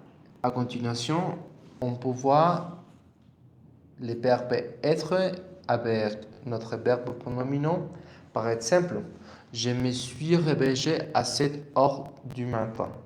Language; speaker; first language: French; non-native, learner; Spanish